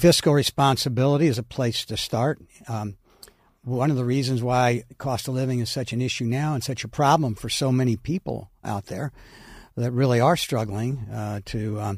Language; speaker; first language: English; native; English